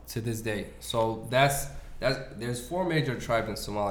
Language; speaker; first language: English; native; English